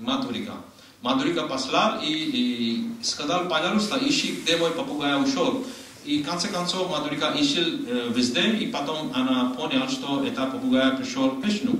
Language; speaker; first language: Russian; non-native, learner; Hindi